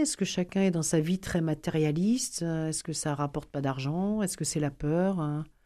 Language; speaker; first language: French; native; French